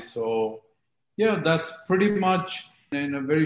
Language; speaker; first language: English; non-native, local second language; Hindi